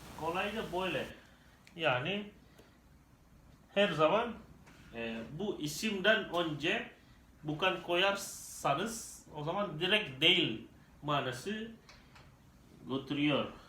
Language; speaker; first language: Turkish; non-native, learner; Indonesian